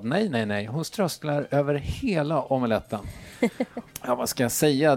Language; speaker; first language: Swedish; native; Swedish